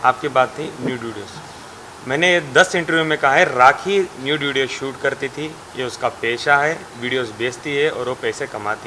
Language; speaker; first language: Hindi; native; Hindi